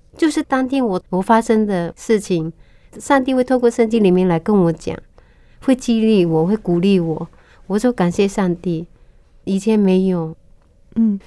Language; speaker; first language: Chinese; non-native, local second language; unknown